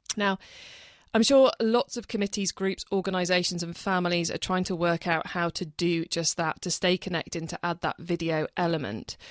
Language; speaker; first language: English; native; English